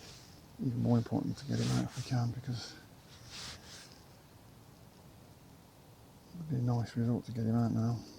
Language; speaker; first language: English; native; English